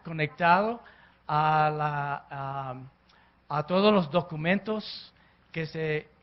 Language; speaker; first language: Spanish; early bilingual, heritage; Spanish